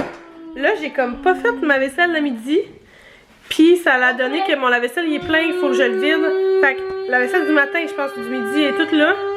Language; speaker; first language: French; native; French